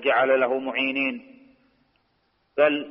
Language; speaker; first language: Arabic; native; Arabic